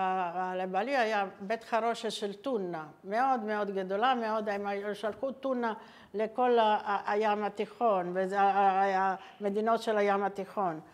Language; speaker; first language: Hebrew; non-native, fluent; Italian